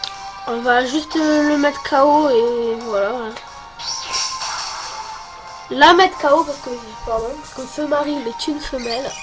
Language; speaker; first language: French; native; French